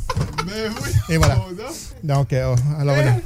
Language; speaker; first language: French; native; French